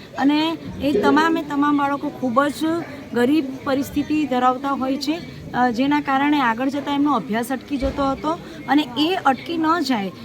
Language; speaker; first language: Gujarati; native; Gujarati